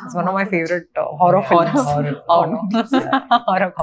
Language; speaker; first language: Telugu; non-native, fluent; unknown